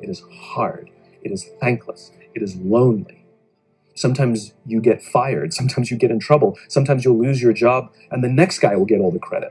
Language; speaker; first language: English; native; English